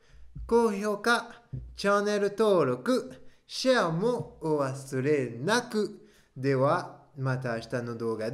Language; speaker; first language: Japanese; non-native, fluent; French